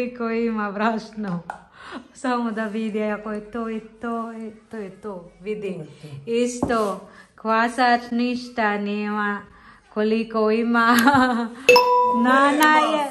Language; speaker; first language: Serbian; non-native, learner; Filipino